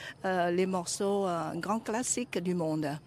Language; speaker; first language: French; non-native, fluent; Vietnamese